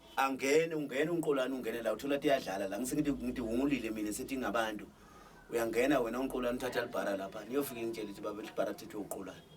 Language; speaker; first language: Zulu; non-native, local second language; Swati